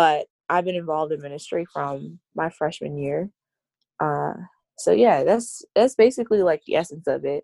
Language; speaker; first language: English; native; English